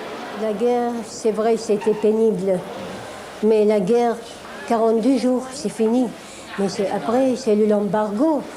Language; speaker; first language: French; non-native, fluent; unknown